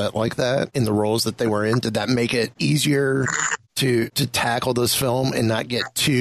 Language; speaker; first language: English; native; English